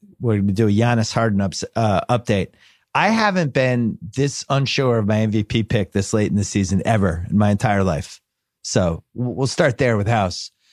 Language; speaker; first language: English; native; English